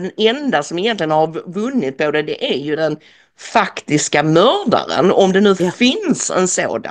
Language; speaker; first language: Swedish; native; Swedish